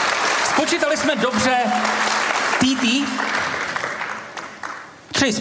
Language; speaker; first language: Czech; native; Czech